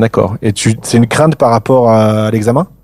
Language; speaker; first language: French; native; French